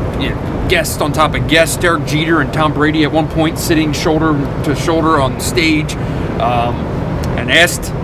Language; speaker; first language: English; native; English